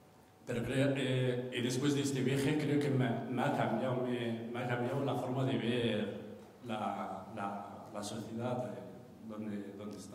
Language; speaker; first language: Spanish; non-native, fluent; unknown